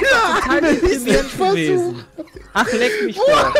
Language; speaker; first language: German; native; German